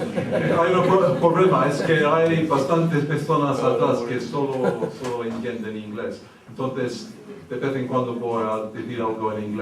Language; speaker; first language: Spanish; early bilingual, heritage; English